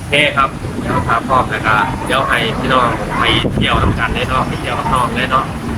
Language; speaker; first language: Thai; native; Thai